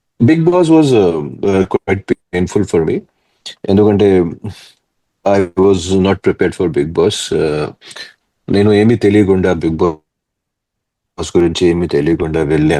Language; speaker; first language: Telugu; non-native, fluent; Hindi